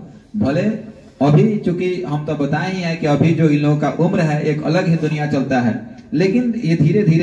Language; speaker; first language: Hindi; native; Hindi